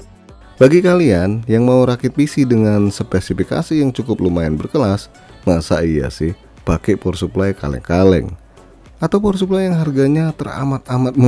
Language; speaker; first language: Indonesian; native; Indonesian